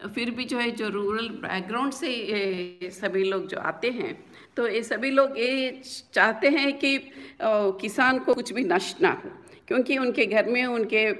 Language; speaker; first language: Hindi; non-native, local second language; Telugu